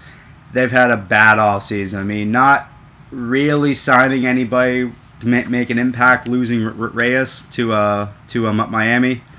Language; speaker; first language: English; native; English